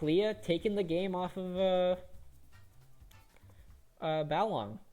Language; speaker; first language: English; native; English